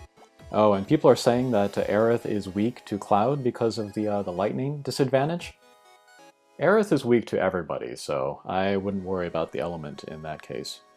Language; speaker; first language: English; native; English